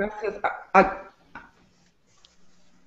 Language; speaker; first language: Spanish; non-native, learner; English